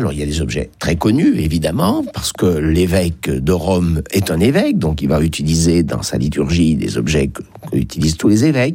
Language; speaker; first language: French; native; French